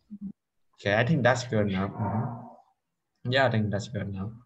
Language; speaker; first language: English; non-native, fluent; Vietnamese